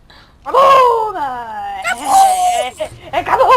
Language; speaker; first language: French; native; French